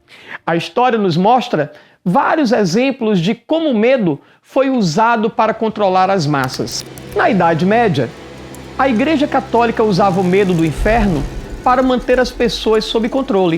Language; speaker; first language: Portuguese; native; Portuguese